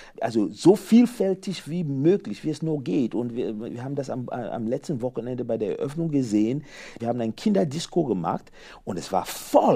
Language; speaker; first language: German; non-native, fluent; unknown